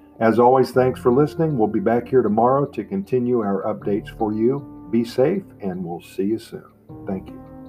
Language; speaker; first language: English; native; English